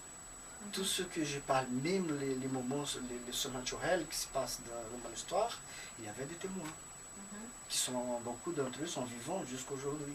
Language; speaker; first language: French; non-native, fluent; Portuguese